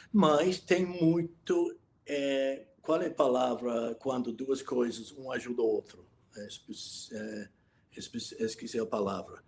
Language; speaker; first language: Portuguese; non-native, fluent; English